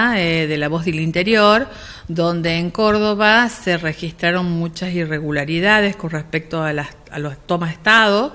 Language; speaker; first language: Spanish; native; Spanish